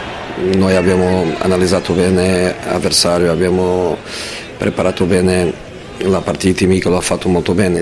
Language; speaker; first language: Italian; non-native, fluent; Portuguese